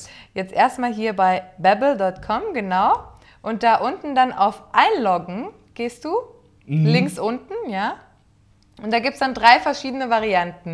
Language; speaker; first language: German; native; German